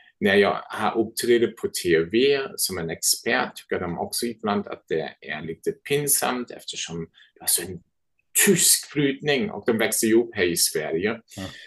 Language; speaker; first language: Swedish; non-native, fluent; German